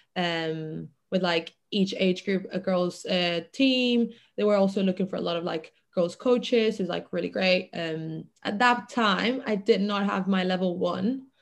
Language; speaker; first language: English; non-native, fluent; Catalan